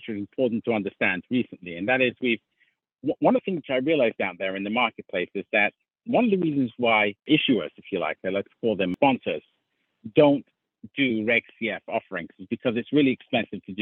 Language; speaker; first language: English; native; English